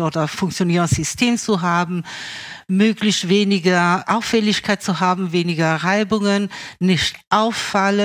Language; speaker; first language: German; early bilingual, other home language; Italian